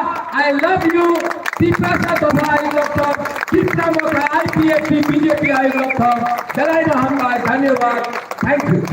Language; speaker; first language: Hindi; non-native, local second language; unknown